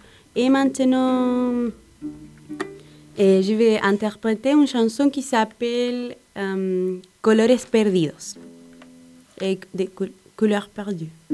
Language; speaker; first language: French; non-native, learner; Spanish